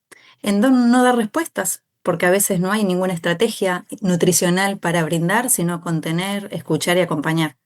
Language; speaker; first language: Spanish; native; Spanish